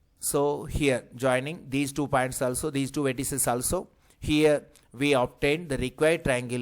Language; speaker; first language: English; non-native, local second language; Telugu